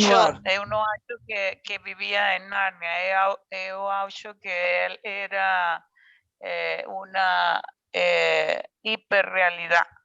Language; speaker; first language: Portuguese; non-native, learner; Spanish